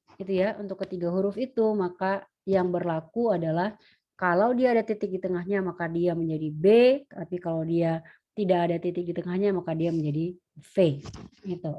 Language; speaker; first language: Indonesian; native; Indonesian